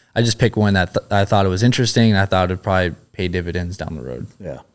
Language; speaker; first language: English; native; English